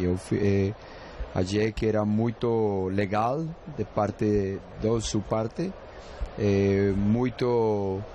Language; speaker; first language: Portuguese; non-native, learner; Spanish